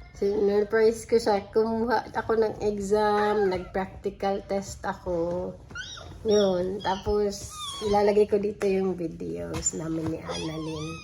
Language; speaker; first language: Filipino; non-native, local second language; Waray